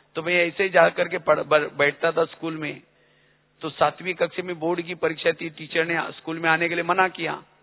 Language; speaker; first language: Hindi; non-native, local second language; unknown